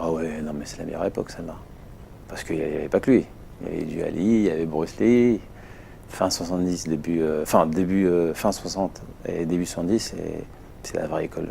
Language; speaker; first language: French; native; French